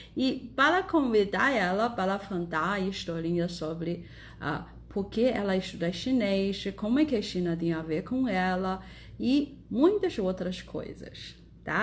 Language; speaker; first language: Portuguese; non-native, fluent; Chinese